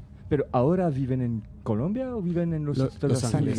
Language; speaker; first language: Spanish; non-native, learner; French